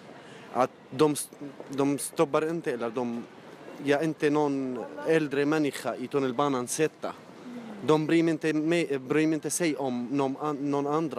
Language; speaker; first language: Swedish; non-native, learner; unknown